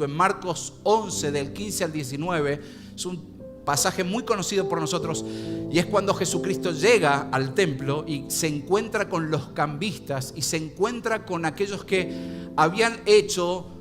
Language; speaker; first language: Spanish; native; Spanish